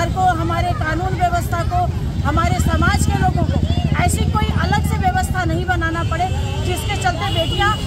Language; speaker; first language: Hindi; native; Hindi